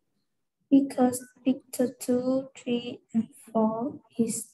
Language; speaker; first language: English; non-native, learner; Vietnamese